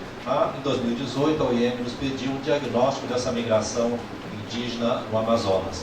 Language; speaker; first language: Portuguese; native; Portuguese